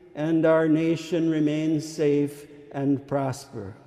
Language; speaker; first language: English; native; English